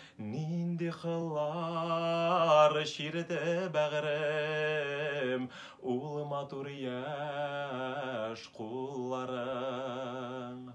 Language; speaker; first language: Tatar; early bilingual, other home language; Armenian